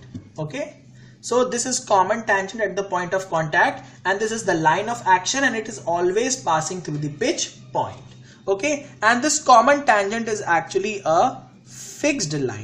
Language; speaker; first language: English; non-native, local second language; Hindi